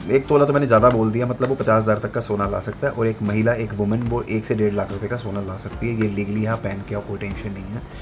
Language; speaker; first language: Hindi; native; Hindi